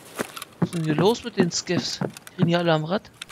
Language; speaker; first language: German; native; German